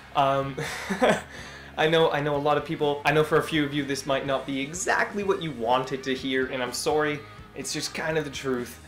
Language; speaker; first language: English; native; English